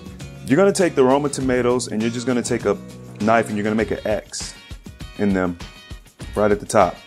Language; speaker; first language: English; native; English